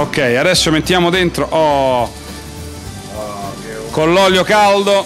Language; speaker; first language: Italian; native; Italian